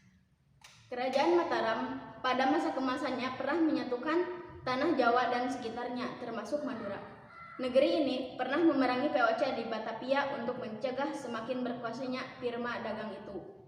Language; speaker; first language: Indonesian; native; Indonesian